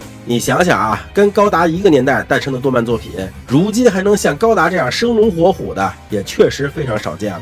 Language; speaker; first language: Chinese; native; Chinese